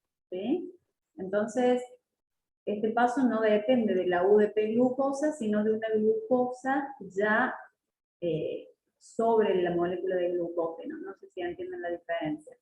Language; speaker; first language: Spanish; native; Spanish